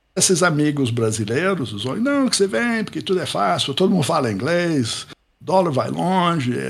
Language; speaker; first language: Portuguese; non-native, fluent; English